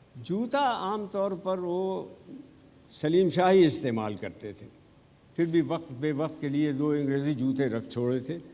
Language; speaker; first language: Urdu; native; Urdu